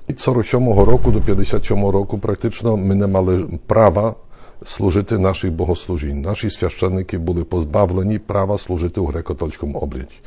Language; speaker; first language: Ukrainian; early bilingual, heritage; Ukrainian